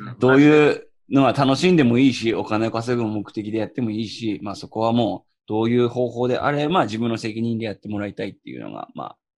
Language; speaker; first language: Japanese; native; Japanese